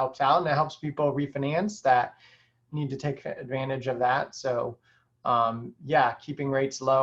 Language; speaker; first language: English; native; English